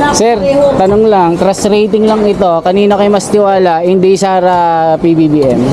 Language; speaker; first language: Filipino; native; Filipino